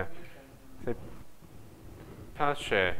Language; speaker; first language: French; non-native, learner; English